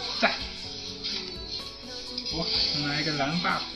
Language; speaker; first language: Chinese; native; Chinese